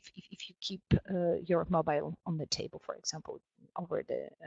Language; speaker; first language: English; non-native, fluent; Polish